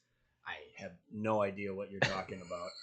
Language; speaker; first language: English; native; English